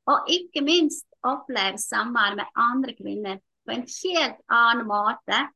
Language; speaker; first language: Norwegian; non-native, fluent; Latvian